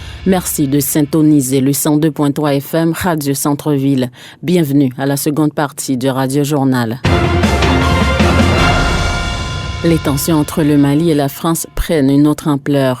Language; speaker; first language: French; native; French